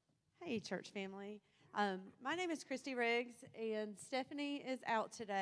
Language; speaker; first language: English; native; English